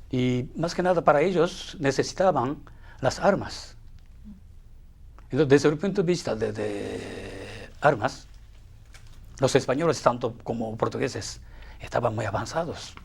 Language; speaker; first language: Spanish; non-native, fluent; Japanese